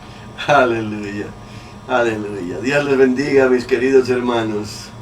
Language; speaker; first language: Spanish; native; Spanish